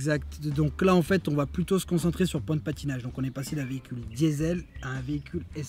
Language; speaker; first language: French; native; French